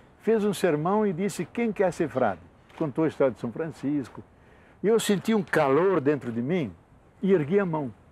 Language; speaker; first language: Portuguese; non-native, local second language; Italian